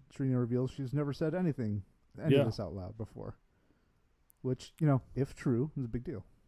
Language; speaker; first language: English; native; English